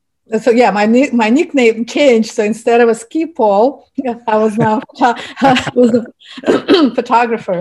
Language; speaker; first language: English; non-native, fluent; Russian